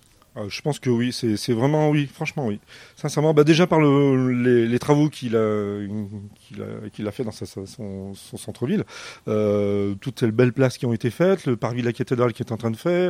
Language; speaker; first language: French; native; French